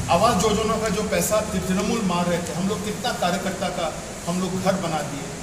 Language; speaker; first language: Hindi; non-native, local second language; Bangla